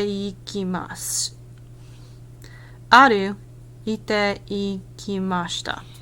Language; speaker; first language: Japanese; non-native, learner; English